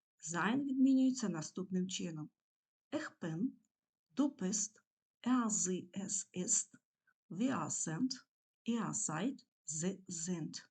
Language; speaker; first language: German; non-native, fluent; Ukrainian